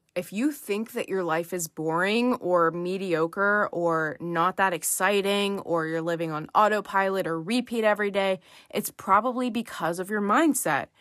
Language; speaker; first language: English; native; English